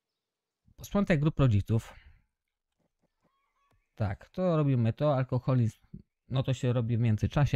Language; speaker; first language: Polish; native; Polish